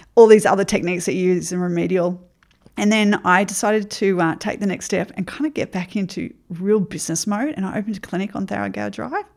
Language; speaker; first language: English; native; English